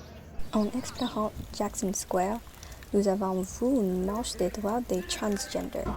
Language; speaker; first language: French; non-native, learner; English